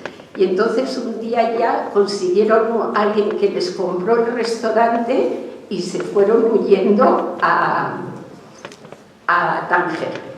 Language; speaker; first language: Spanish; early bilingual, other home language; Hungarian